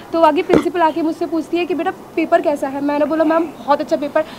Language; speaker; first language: Hindi; native; Hindi